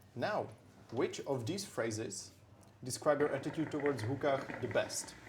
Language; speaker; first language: English; non-native, fluent; Czech